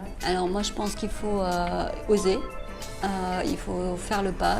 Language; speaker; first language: French; early bilingual, other home language; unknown